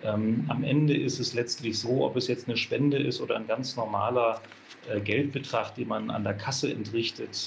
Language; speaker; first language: German; native; German